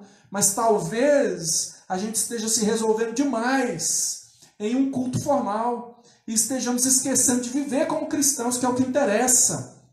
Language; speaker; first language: Portuguese; native; Portuguese